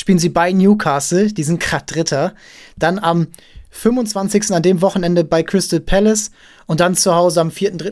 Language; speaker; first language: German; native; German